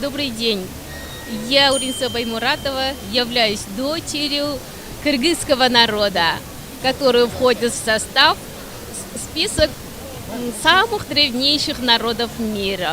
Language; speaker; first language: Russian; non-native, local second language; Kyrgyz